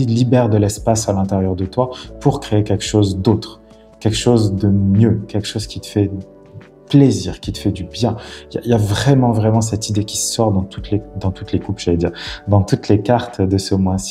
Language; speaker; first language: French; native; French